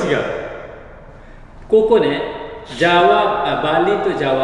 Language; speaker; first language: Japanese; non-native, learner; Indonesian